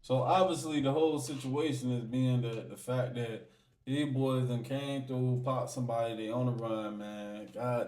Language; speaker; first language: English; native; English